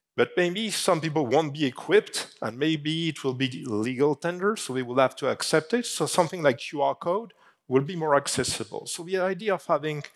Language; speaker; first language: English; non-native, fluent; French